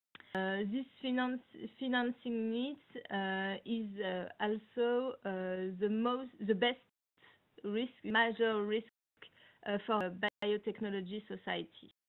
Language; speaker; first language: English; non-native, learner; French